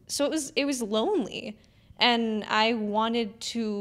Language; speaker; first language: English; native; English